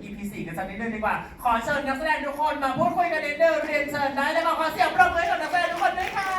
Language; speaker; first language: Thai; native; Thai